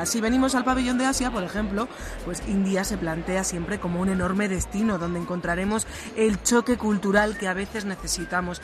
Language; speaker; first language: Spanish; native; Spanish